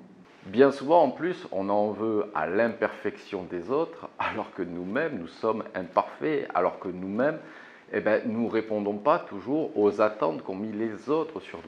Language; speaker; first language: French; native; French